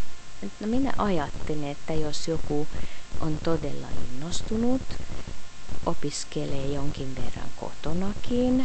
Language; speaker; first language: Finnish; non-native, fluent; Hungarian